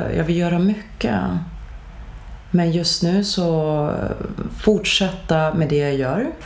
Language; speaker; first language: Swedish; early bilingual, other home language; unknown